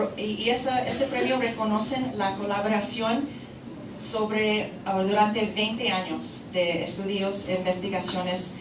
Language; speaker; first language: Spanish; non-native, fluent; English